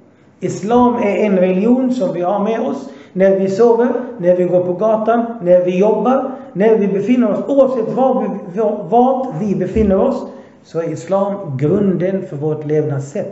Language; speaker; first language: Swedish; early bilingual, other home language; Arabic